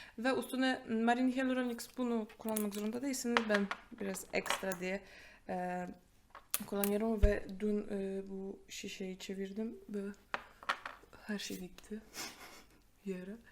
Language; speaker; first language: Turkish; non-native, fluent; Polish